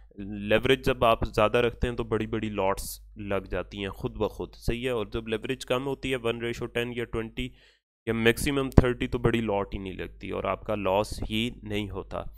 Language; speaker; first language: Urdu; native; Urdu